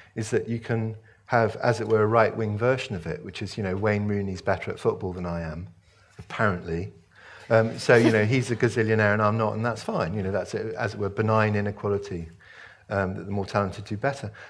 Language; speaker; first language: English; native; English